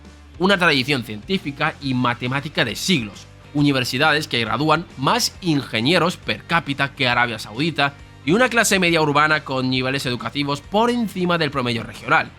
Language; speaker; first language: Spanish; native; Spanish